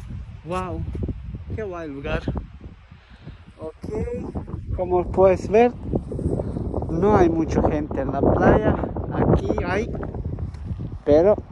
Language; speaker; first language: Spanish; non-native, learner; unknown